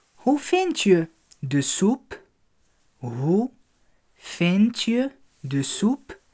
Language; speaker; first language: Dutch; non-native, fluent; Arabic